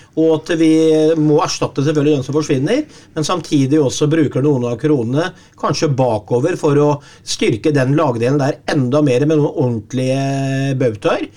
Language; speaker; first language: Norwegian; native; Norwegian